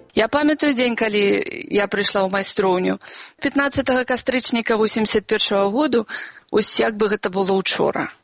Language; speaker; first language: Belarusian; non-native, local second language; Russian